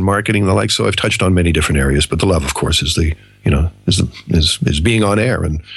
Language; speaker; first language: English; native; English